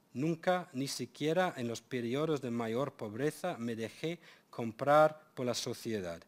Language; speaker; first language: Spanish; non-native, fluent; English